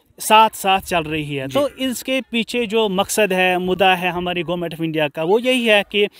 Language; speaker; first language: Hindi; non-native, local second language; Kashmiri